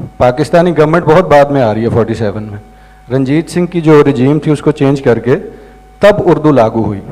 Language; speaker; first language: Urdu; non-native, local second language; Punjabi